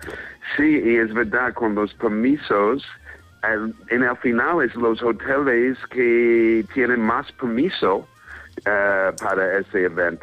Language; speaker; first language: Spanish; non-native, fluent; English